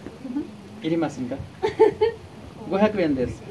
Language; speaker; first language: Japanese; non-native, learner; Nepali